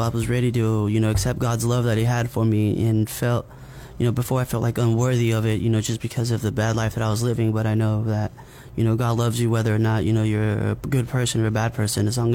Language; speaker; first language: English; native; English